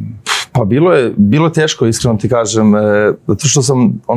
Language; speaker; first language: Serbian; early bilingual, heritage; Serbian